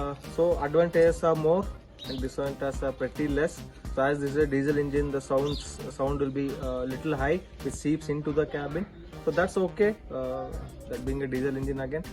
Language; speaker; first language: English; non-native, local second language; Kannada